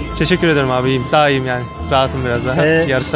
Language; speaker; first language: Turkish; native; Turkish